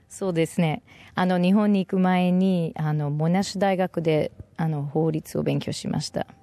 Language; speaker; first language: Japanese; non-native, fluent; English